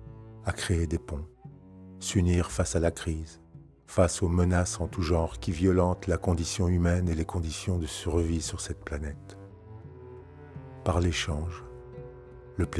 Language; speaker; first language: French; native; French